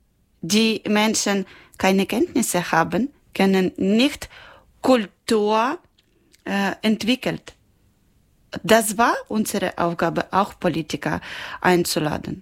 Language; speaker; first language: German; non-native, learner; Ukrainian